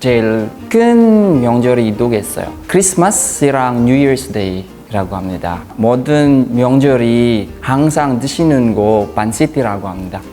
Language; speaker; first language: Korean; non-native, fluent; Filipino